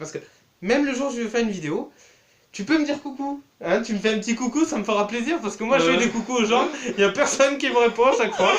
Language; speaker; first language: French; native; French